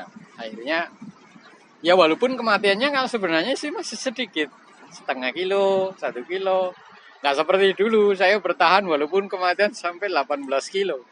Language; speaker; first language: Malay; non-native, local second language; Javanese